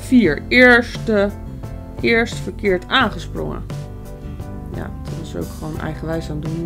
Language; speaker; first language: Dutch; native; Dutch